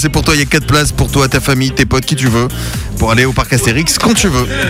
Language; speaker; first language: French; native; French